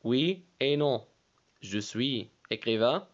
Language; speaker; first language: French; non-native, fluent; Arabic